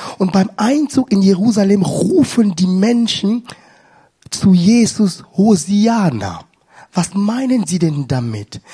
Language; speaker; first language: German; non-native, fluent; French